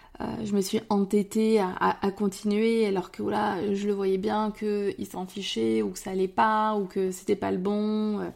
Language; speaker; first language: French; native; French